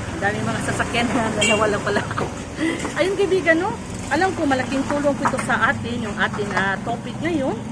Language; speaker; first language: Filipino; non-native, local second language; Cebuano